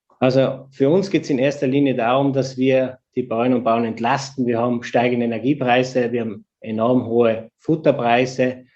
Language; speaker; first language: German; native; German